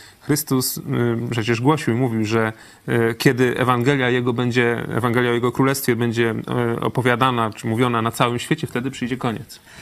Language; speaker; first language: Polish; native; Polish